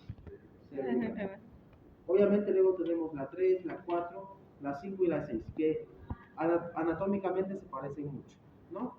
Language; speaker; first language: Spanish; native; Spanish